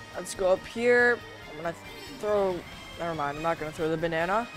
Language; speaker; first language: English; native; English